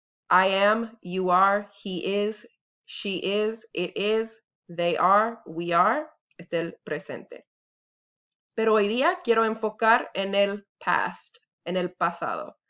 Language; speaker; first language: Spanish; non-native, fluent; English